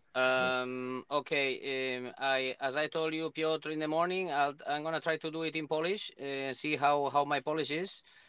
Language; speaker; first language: English; non-native, fluent; Spanish